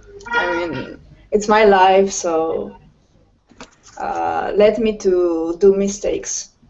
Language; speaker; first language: English; non-native, learner; Romanian